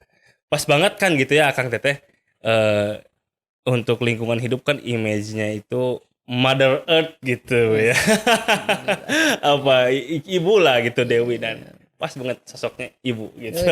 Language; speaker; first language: Indonesian; native; Indonesian